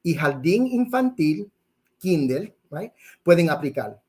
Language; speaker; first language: Spanish; early bilingual, heritage; Spanish